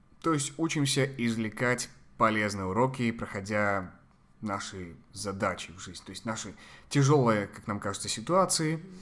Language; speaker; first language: Russian; non-native, fluent; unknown